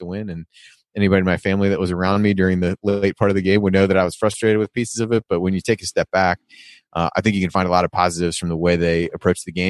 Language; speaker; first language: English; native; English